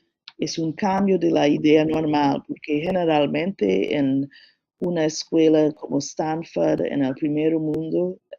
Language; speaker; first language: Spanish; non-native, learner; English